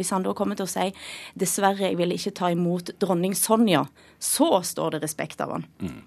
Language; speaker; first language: Norwegian; native; Norwegian